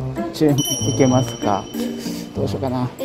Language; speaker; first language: Japanese; native; Japanese